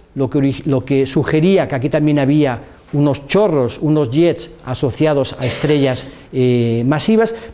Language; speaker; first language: Spanish; native; Spanish